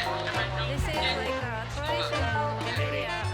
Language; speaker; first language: English; non-native, learner; Japanese